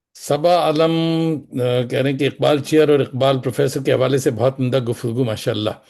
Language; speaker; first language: Urdu; native; Urdu